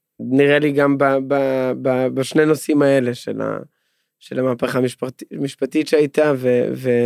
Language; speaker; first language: Hebrew; native; Hebrew